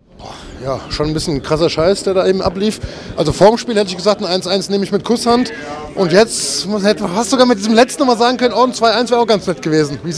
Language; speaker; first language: German; native; German